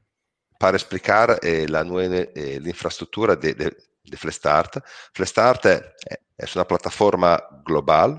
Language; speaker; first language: Spanish; non-native, learner; Italian